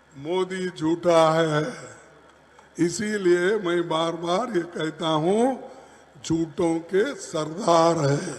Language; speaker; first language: Hindi; non-native, local second language; Kannada